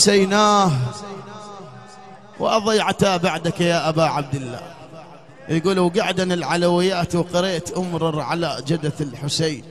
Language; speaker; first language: Arabic; native; Arabic